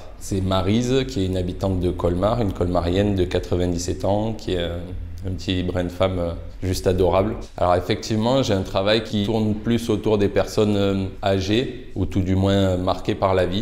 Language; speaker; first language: French; native; French